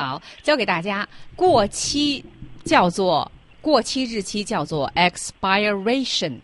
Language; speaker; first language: Chinese; native; Chinese